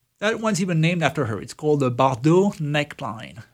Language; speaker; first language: English; non-native, fluent; French